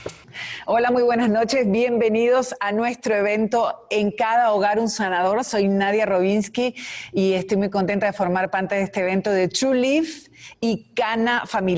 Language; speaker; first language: Spanish; native; Spanish